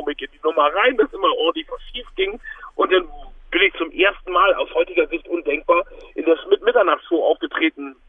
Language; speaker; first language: German; native; German